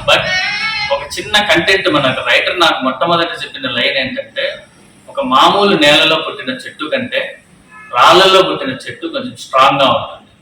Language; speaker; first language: Telugu; native; Telugu